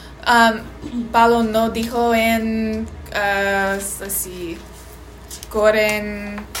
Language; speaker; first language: Spanish; non-native, learner; English